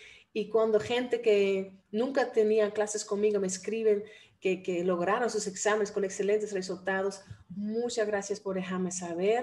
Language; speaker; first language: Spanish; non-native, fluent; Dutch